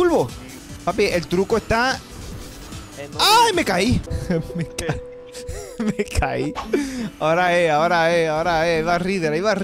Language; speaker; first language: Spanish; native; Spanish